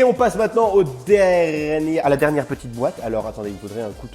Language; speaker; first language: French; native; French